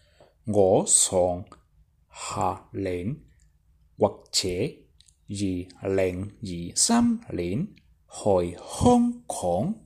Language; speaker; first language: Cantonese; non-native, learner; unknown